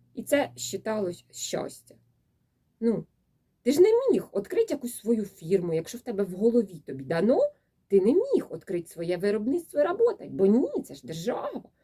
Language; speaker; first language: Ukrainian; native; Ukrainian